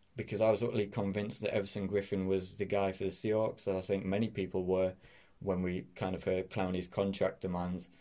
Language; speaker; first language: English; native; English